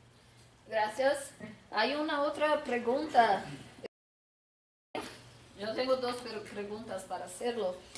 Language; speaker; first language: Spanish; non-native, learner; Portuguese